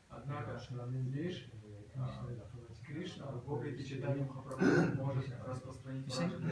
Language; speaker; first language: Russian; native; Russian